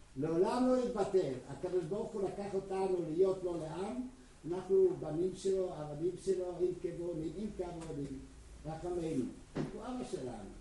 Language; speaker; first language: Hebrew; non-native, fluent; Czech